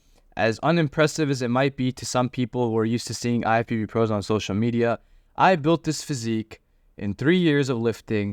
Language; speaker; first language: English; native; English